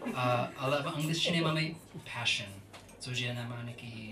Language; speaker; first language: Czech; non-native, learner; English